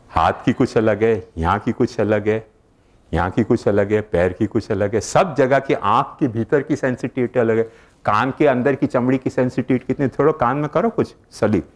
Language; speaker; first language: Hindi; native; Hindi